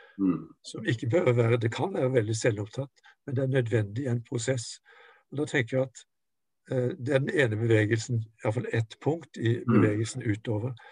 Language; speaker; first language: Norwegian; native; Norwegian